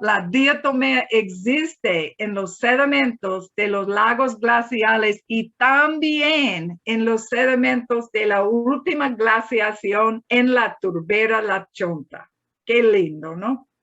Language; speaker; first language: Spanish; non-native, fluent; English